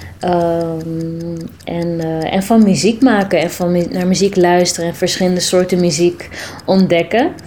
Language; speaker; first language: Dutch; early bilingual, other home language; Tigrinya